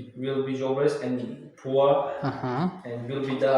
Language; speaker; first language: English; non-native, learner; Tajik